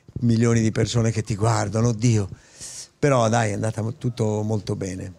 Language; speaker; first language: Italian; native; Italian